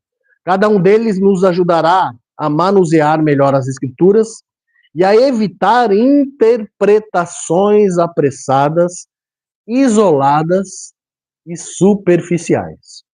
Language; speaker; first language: Portuguese; native; Portuguese